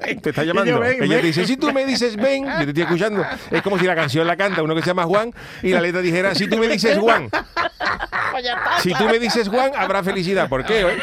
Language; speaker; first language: Spanish; native; Spanish